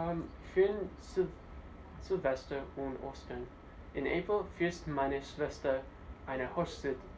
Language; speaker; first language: German; non-native, learner; English